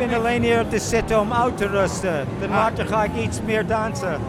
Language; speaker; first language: Dutch; non-native, fluent; English